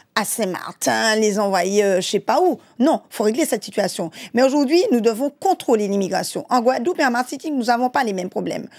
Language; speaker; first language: French; native; French